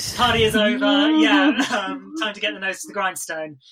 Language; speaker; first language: English; native; English